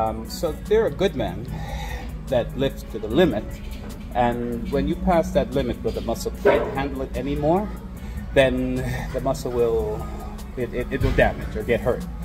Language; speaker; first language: English; native; English